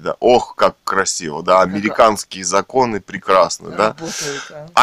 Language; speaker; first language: Russian; native; Russian